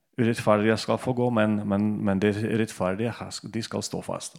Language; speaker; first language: Norwegian; non-native, fluent; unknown